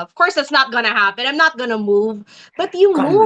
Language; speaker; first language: English; non-native, local second language; Filipino